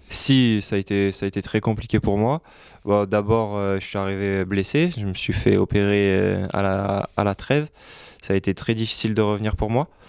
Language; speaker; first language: French; native; French